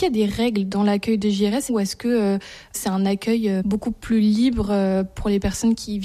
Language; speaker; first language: French; native; French